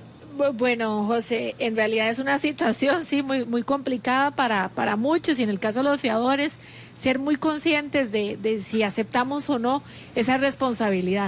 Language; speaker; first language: Spanish; native; Spanish